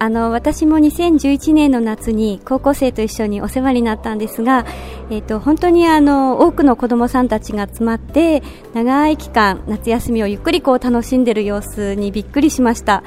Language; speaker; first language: Japanese; native; Japanese